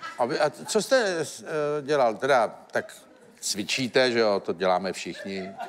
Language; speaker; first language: Czech; native; Czech